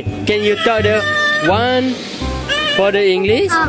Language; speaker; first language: English; non-native, learner; Malay